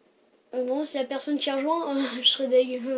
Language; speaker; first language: French; native; French